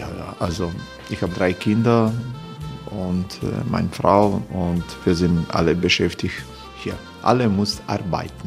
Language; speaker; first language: German; non-native, fluent; Croatian